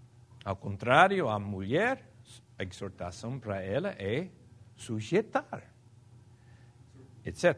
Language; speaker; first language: Portuguese; non-native, fluent; Spanish